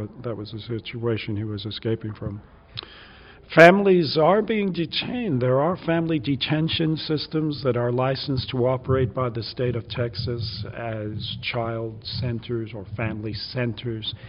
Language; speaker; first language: English; native; English